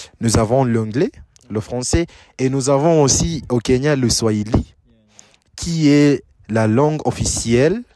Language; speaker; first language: French; non-native, fluent; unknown